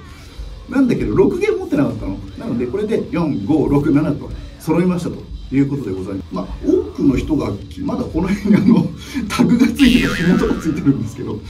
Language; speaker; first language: Japanese; native; Japanese